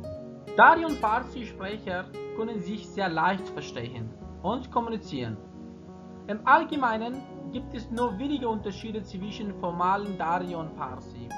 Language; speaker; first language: German; non-native, fluent; Persian